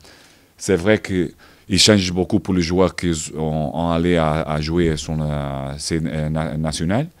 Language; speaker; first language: French; non-native, fluent; Portuguese